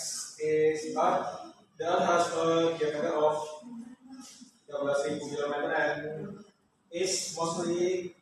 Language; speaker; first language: English; non-native, learner; Indonesian